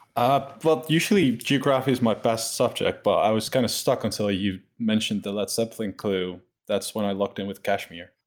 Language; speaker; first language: English; non-native, fluent; Dutch